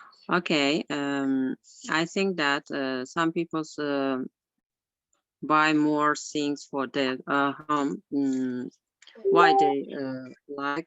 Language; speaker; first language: English; non-native, learner; Azerbaijani